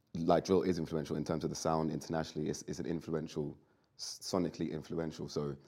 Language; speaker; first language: English; native; English